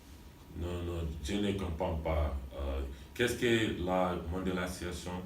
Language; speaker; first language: French; non-native, learner; English